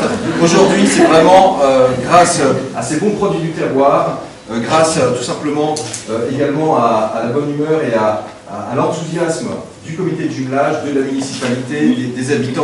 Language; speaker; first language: French; native; French